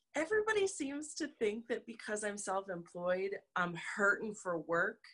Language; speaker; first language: English; native; English